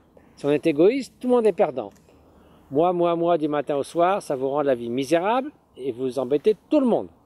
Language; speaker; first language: French; native; French